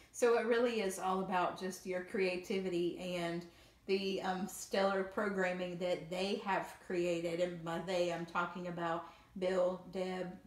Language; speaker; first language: English; native; English